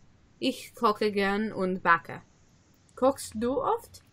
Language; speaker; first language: German; non-native, learner; English